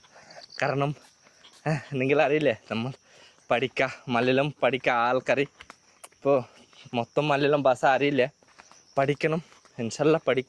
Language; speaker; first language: Malayalam; non-native, learner; Bangla